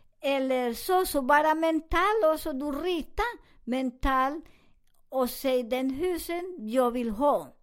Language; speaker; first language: Swedish; non-native, fluent; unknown